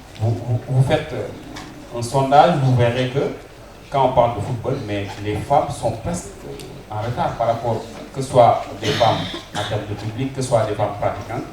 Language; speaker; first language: French; non-native, local second language; Wolof